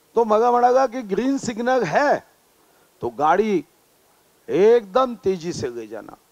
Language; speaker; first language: Hindi; non-native, local second language; Marathi